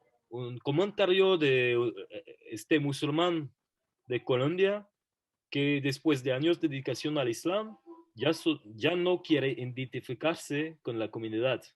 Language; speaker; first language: Spanish; non-native, fluent; French